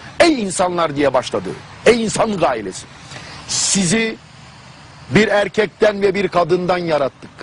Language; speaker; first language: Turkish; non-native, fluent; German